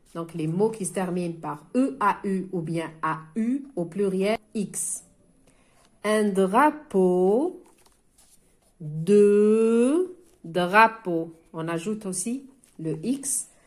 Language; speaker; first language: French; non-native, local second language; Arabic